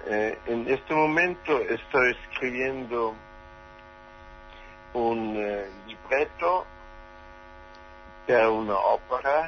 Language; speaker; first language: Spanish; non-native, learner; German